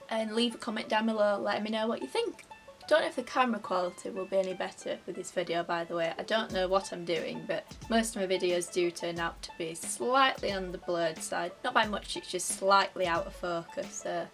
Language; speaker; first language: English; native; English